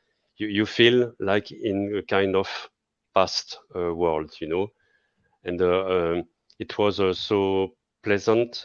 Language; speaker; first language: English; non-native, fluent; French